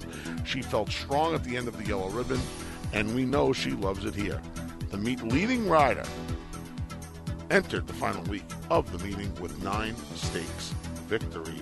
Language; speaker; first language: English; native; English